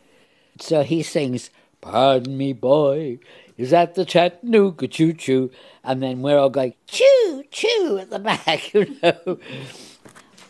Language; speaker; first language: English; native; English